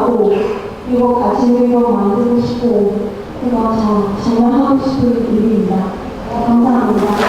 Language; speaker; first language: Korean; non-native, learner; Vietnamese